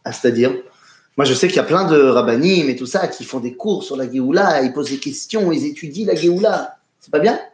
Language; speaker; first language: French; native; French